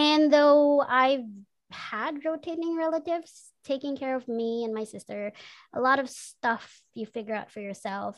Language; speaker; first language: English; non-native, local second language; Filipino